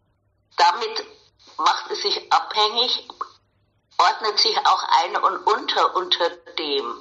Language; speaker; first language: German; native; German